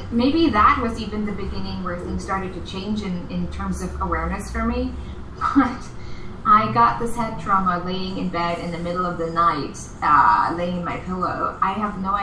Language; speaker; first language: English; non-native, fluent; German